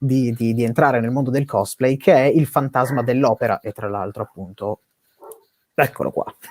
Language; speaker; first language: Italian; native; Italian